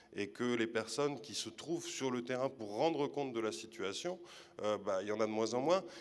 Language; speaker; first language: French; native; French